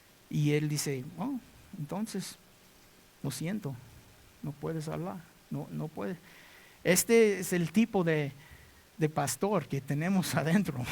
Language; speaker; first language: Spanish; non-native, learner; English